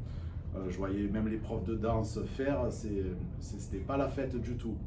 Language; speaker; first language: French; native; French